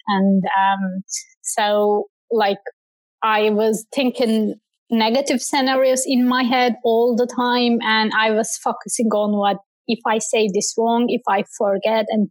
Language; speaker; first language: English; non-native, fluent; Turkish